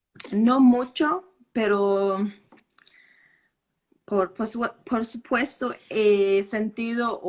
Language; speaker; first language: Spanish; non-native, fluent; Danish